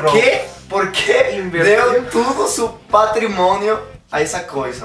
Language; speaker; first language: Portuguese; non-native, fluent; Spanish